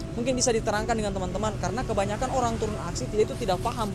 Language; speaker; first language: Indonesian; native; Indonesian